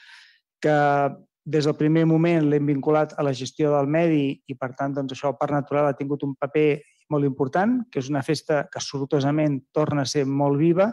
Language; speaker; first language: Catalan; native; Catalan